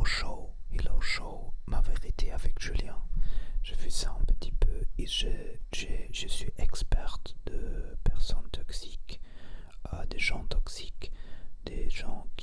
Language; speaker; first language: French; non-native, learner; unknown